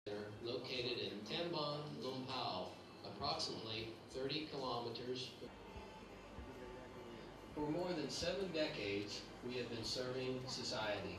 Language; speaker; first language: English; non-native, learner; Thai